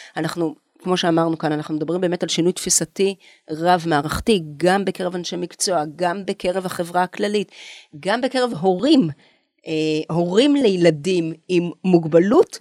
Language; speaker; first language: Hebrew; native; Hebrew